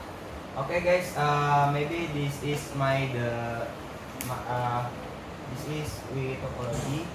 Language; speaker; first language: English; non-native, learner; Indonesian